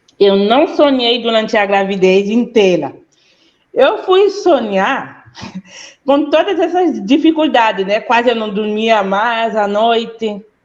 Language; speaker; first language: Portuguese; non-native, fluent; Haitian Creole